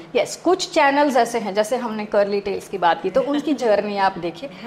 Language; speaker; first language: Hindi; non-native, local second language; Gujarati